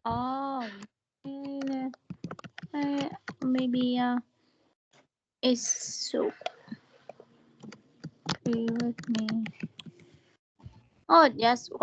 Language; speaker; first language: English; non-native, learner; Vietnamese